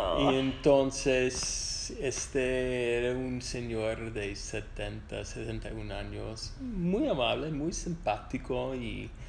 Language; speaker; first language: Spanish; non-native, fluent; English